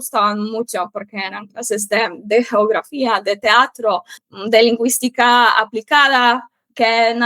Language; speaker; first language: Spanish; non-native, fluent; Polish